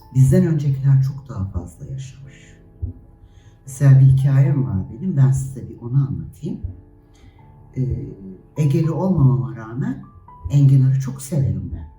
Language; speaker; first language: Turkish; native; Turkish